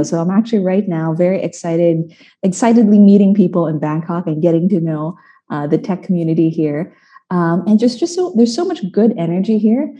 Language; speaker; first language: English; non-native, local second language; Filipino